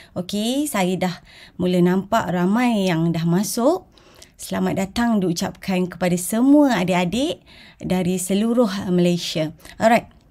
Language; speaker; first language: Malay; native; Malay